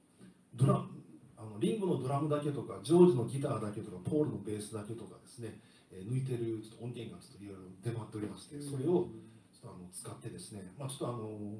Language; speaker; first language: Japanese; native; Japanese